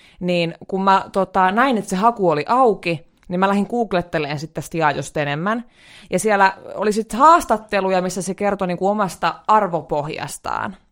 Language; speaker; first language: Finnish; native; Finnish